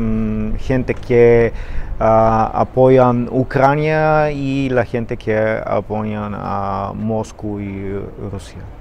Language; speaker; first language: Spanish; non-native, fluent; Bulgarian